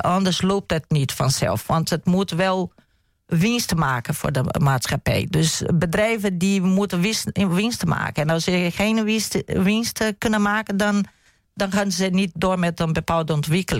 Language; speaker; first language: Dutch; non-native, fluent; Portuguese